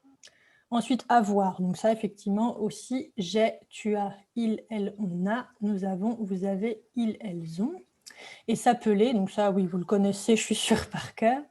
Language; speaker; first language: French; native; French